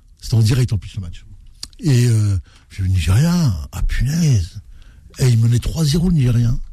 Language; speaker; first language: French; native; French